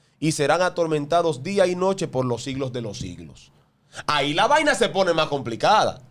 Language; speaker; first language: Spanish; native; Spanish